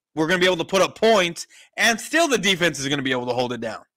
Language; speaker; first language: English; native; English